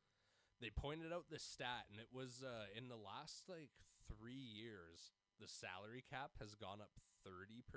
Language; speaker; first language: English; native; English